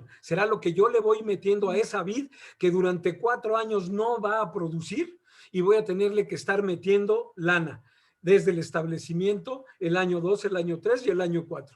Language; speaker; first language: Spanish; native; Spanish